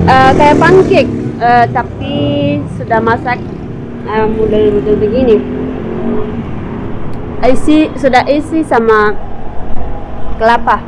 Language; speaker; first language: Indonesian; non-native, learner; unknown